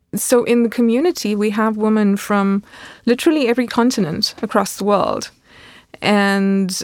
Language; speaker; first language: English; native; English